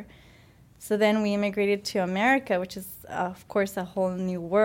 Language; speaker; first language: English; early bilingual, other home language; Spanish